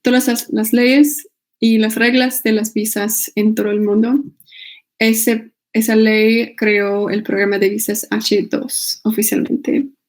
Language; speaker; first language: Spanish; non-native, fluent; English